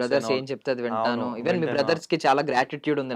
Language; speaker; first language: Telugu; native; Telugu